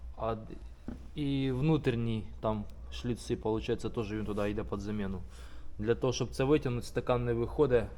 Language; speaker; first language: Ukrainian; native; Ukrainian